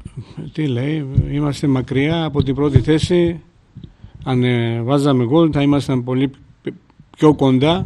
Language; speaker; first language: Greek; non-native, fluent; Georgian